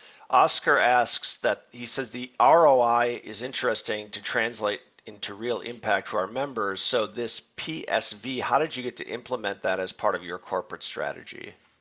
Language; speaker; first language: English; native; English